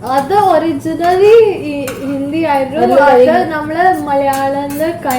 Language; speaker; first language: Malayalam; early bilingual, heritage; Malayalam